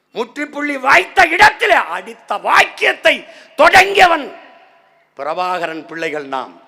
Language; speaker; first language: Tamil; native; Tamil